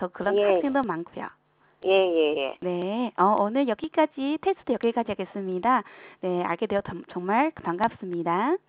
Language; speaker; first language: Korean; non-native, fluent; Chinese